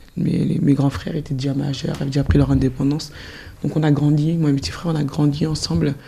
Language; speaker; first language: French; early bilingual, other home language; Soninke